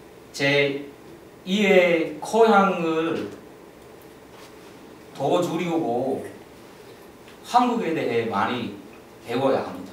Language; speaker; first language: Korean; non-native, learner; English